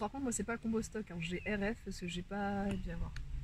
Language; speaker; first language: French; native; French